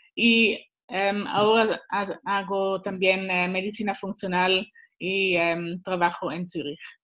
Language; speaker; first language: Spanish; non-native, learner; Swiss German